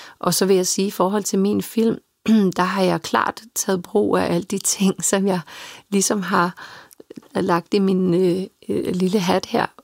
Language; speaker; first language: Danish; early bilingual, other home language; Serbian